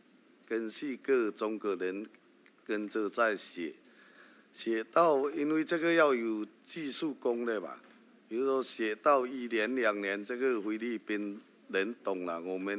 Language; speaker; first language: Chinese; early bilingual, heritage; Chinese